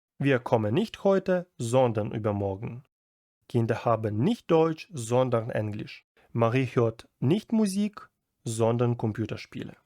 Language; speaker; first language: German; non-native, fluent; Ukrainian